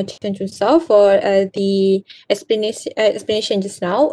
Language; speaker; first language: English; non-native, local second language; Malay